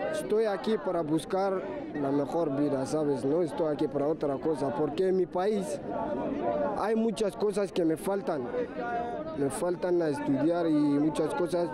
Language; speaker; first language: Spanish; non-native, learner; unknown